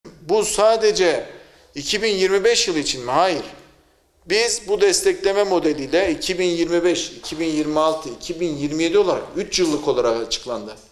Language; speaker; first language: Turkish; native; Turkish